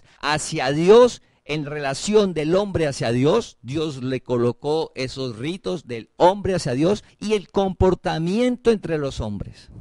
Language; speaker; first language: Spanish; native; Spanish